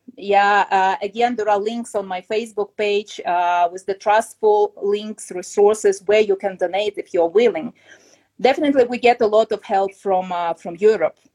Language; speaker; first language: English; non-native, fluent; Ukrainian